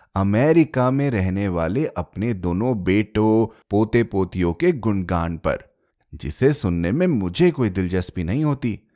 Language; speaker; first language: Hindi; native; Hindi